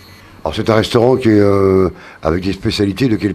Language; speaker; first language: French; native; French